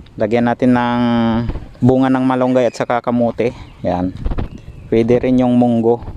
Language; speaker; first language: Filipino; non-native, local second language; Iloko